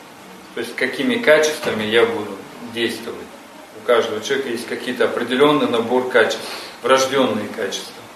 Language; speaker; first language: Russian; native; Russian